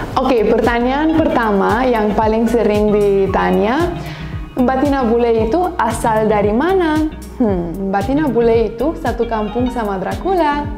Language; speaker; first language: Indonesian; non-native, learner; Romanian